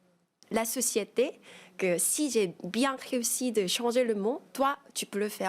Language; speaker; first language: French; non-native, fluent; Korean